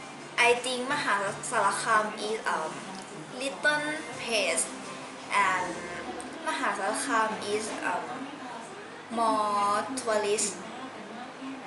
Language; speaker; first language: English; non-native, learner; Thai